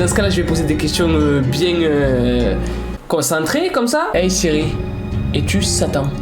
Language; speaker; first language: French; native; French